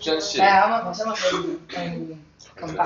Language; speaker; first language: Korean; non-native, learner; Spanish